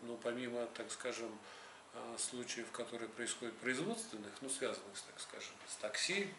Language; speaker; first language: Russian; native; Russian